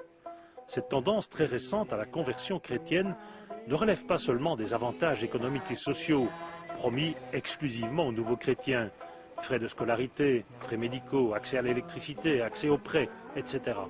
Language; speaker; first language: French; native; French